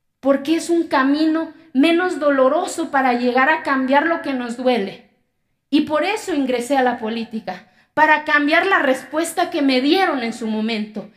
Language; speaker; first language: Spanish; non-native, local second language; Zapotec